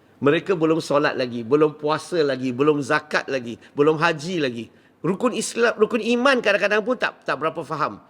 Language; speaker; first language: Malay; non-native, local second language; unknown